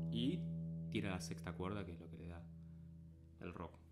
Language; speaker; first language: Spanish; native; Spanish